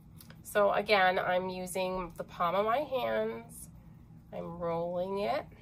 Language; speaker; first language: English; native; English